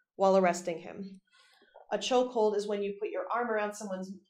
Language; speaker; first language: English; native; English